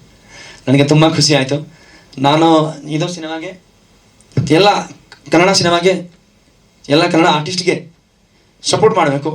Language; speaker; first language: Kannada; non-native, learner; Hindi